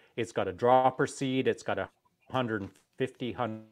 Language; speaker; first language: English; native; English